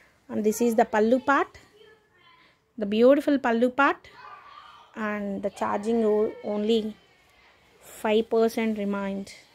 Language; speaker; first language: English; non-native, local second language; Telugu